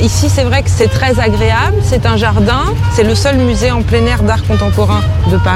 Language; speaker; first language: French; native; French